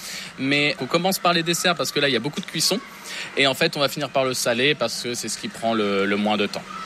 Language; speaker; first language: French; native; French